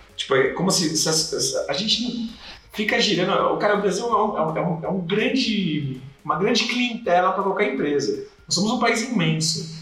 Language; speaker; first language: Portuguese; native; Portuguese